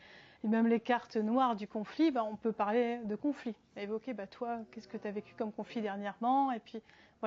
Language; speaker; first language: French; native; French